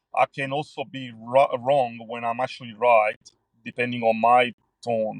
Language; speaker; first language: English; non-native, fluent; Italian